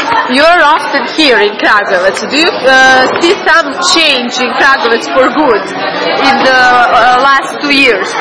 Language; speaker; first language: English; non-native, learner; Serbian